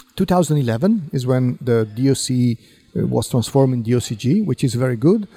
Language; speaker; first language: English; non-native, fluent; Italian